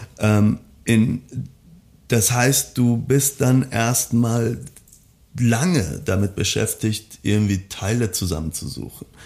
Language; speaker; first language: German; early bilingual, other home language; Persian